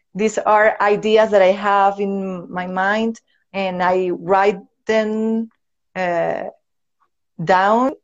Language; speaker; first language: English; non-native, learner; Spanish